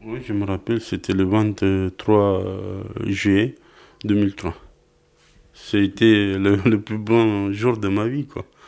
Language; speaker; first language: French; non-native, fluent; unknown